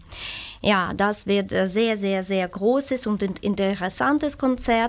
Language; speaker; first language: German; non-native, learner; Ukrainian